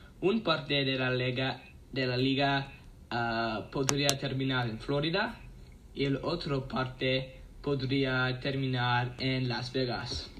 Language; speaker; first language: Spanish; non-native, learner; English